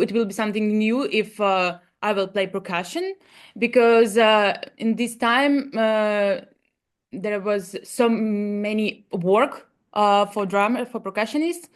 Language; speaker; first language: English; non-native, learner; Russian